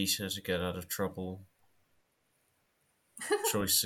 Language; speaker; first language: English; native; English